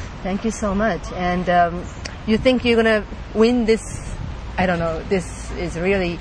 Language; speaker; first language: English; non-native, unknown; Japanese